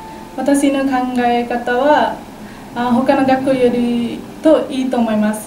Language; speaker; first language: Japanese; non-native, learner; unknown